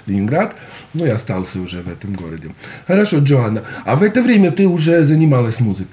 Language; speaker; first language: Russian; native; Russian